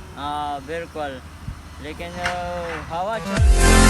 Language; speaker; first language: Hindi; non-native, local second language; Pashto